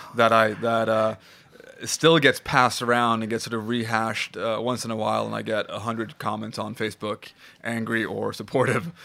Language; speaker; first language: English; non-native, fluent; Swedish